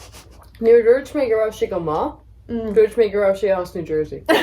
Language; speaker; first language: Irish; non-native, learner; English